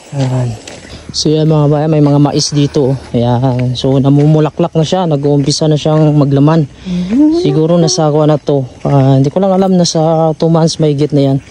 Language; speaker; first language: Filipino; non-native, local second language; Cebuano